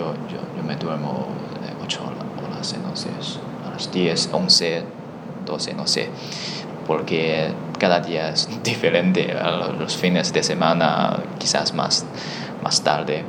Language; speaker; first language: Spanish; non-native, learner; Chinese